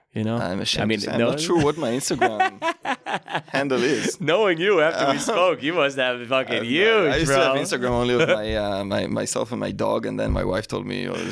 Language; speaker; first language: English; non-native, fluent; Hebrew